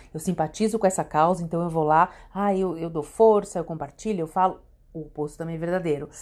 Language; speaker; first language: Portuguese; native; Portuguese